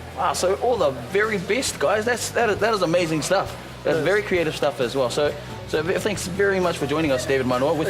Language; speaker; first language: English; native; English